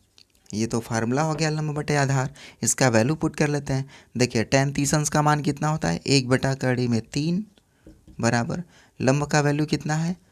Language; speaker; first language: Hindi; native; Hindi